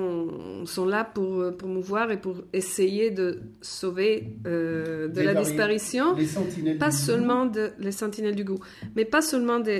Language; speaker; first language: French; non-native, fluent; Italian